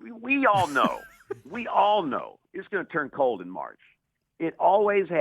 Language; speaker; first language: English; native; English